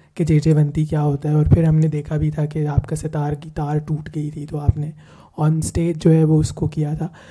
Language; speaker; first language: Urdu; native; Urdu